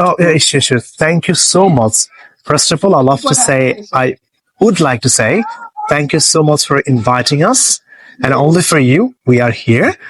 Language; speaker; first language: English; non-native, local second language; Bangla